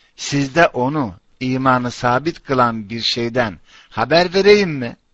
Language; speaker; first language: Turkish; non-native, fluent; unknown